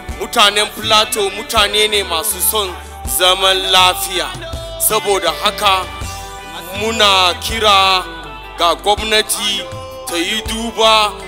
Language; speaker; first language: Hausa; non-native, local second language; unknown